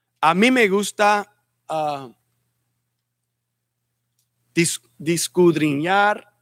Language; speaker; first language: Spanish; early bilingual, heritage; Spanish